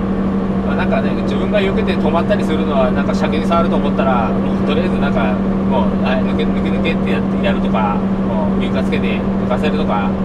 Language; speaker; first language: Japanese; native; Japanese